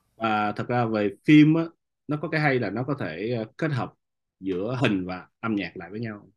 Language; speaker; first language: Vietnamese; native; Vietnamese